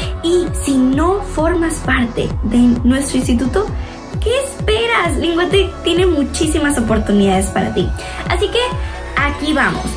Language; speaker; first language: Spanish; native; Spanish